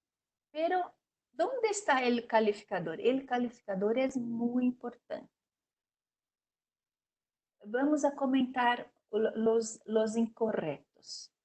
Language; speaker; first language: Spanish; non-native, learner; Portuguese